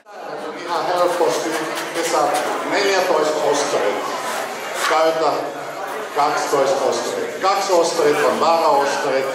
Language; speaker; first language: Finnish; non-native, learner; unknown